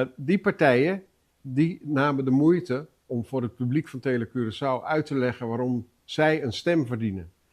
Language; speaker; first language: Dutch; native; Dutch